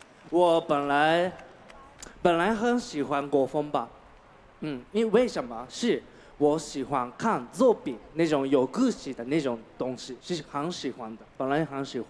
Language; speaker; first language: Chinese; non-native, learner; Japanese